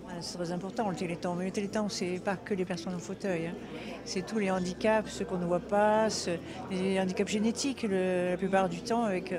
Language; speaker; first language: French; native; French